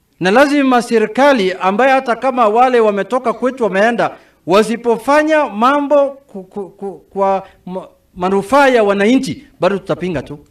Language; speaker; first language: Swahili; non-native, local second language; Somali